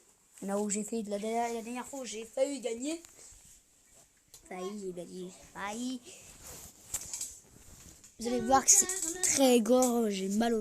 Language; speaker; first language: French; native; French